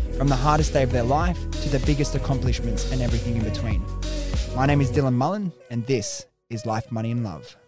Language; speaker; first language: English; native; English